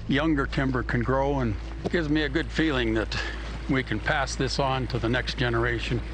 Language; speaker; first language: English; native; English